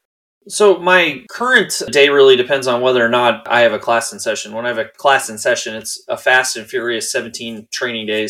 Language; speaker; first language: English; native; English